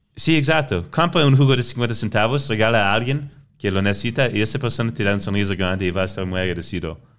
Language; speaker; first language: Spanish; non-native, fluent; French